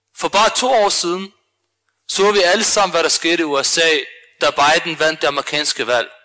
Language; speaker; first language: Danish; early bilingual, other home language; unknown